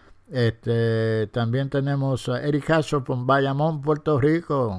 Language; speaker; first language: Spanish; early bilingual, heritage; Spanish